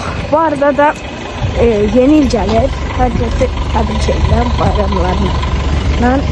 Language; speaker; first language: Turkish; non-native, learner; Azerbaijani